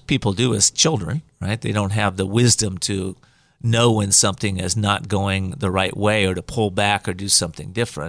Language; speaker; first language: English; native; English